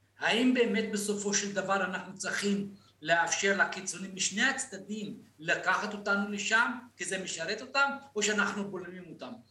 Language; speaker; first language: Hebrew; non-native, local second language; Arabic